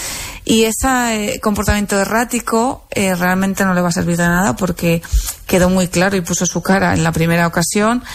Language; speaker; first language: Spanish; native; Spanish